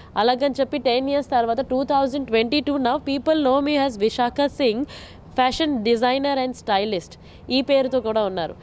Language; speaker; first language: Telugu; non-native, local second language; Hindi